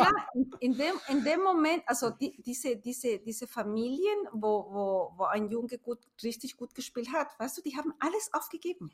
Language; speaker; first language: German; non-native, fluent; Spanish